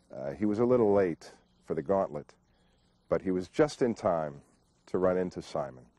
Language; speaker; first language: English; native; English